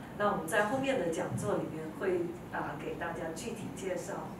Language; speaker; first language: Chinese; native; Chinese